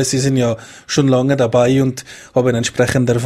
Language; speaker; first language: German; native; German